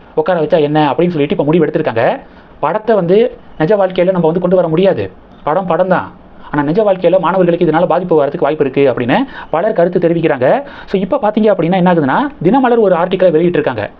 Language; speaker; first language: Tamil; native; Tamil